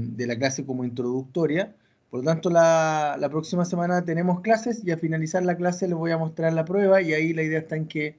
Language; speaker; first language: Spanish; native; Spanish